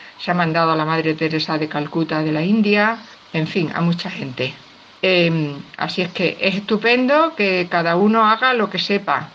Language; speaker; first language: Spanish; native; Spanish